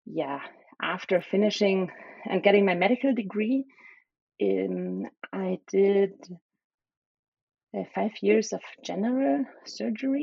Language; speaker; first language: English; non-native, fluent; German